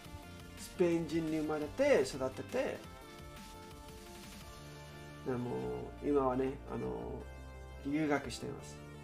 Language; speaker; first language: Japanese; non-native, learner; Spanish